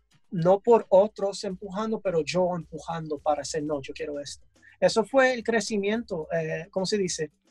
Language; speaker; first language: Spanish; early bilingual, heritage; English